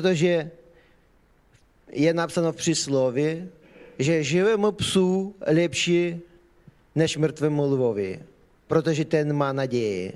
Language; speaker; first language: Czech; non-native, fluent; Ukrainian